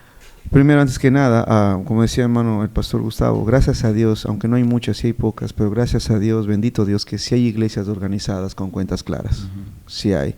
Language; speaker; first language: Spanish; native; Spanish